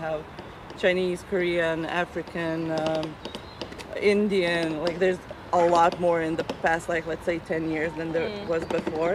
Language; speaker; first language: English; non-native, fluent; Croatian